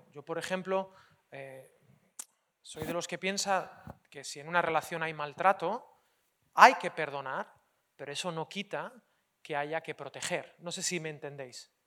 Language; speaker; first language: Spanish; native; Spanish